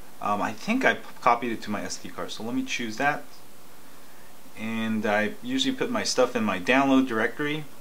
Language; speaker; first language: English; native; English